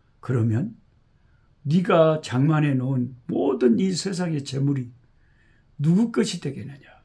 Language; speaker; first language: Korean; native; Korean